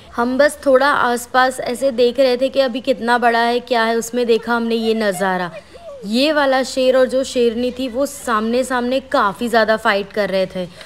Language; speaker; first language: Hindi; non-native, local second language; Gujarati